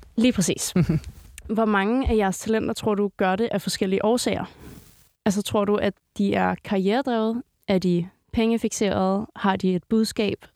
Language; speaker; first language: Danish; native; Danish